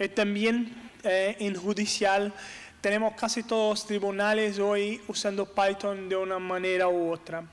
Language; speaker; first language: Spanish; non-native, learner; Portuguese